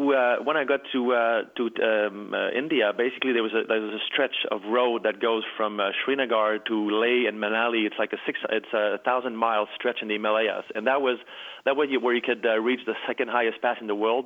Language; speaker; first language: English; native; English